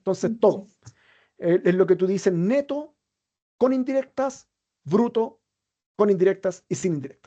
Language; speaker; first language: Spanish; native; Spanish